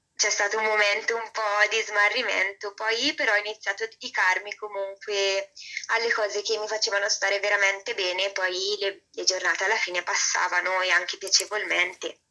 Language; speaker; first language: Italian; native; Italian